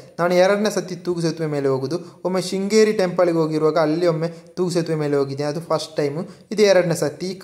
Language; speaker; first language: Kannada; non-native, local second language; Tulu